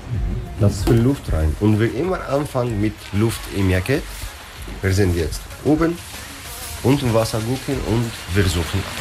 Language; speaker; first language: German; non-native, learner; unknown